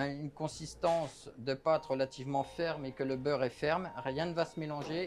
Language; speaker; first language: French; native; French